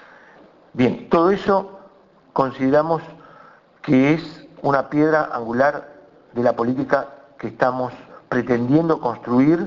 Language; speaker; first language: Spanish; native; Spanish